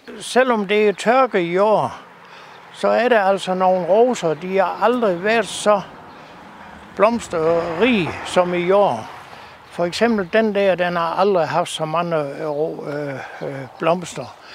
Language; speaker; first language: Danish; native; Danish